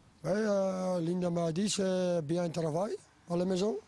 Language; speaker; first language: French; non-native, local second language; Dutch